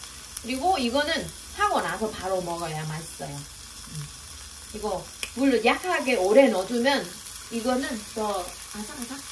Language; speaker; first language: Korean; non-native, fluent; Vietnamese